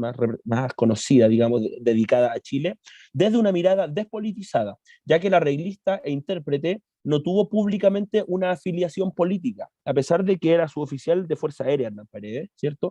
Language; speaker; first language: Spanish; native; Spanish